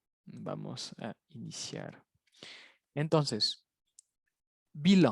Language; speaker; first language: Spanish; native; Spanish